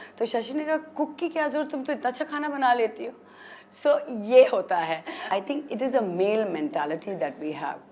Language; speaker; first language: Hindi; non-native, local second language; Kashmiri